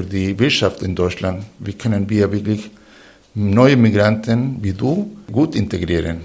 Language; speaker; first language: German; non-native, fluent; Spanish